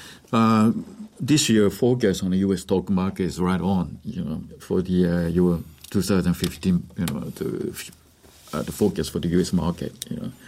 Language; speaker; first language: English; non-native, fluent; Japanese